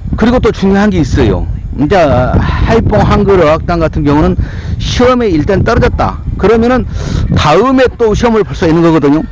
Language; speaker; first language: Korean; native; Korean